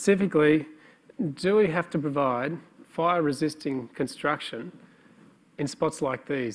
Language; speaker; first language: English; native; English